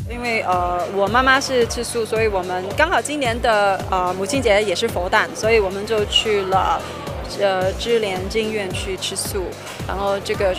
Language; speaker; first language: Chinese; non-native, local second language; Cantonese